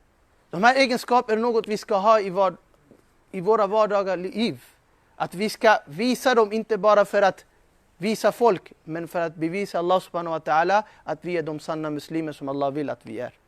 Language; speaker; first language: Swedish; non-native, fluent; Urdu